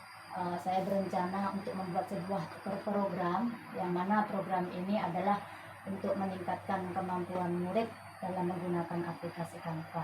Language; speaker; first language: Indonesian; native; Indonesian